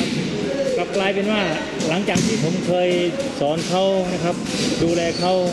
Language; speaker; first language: Thai; native; Thai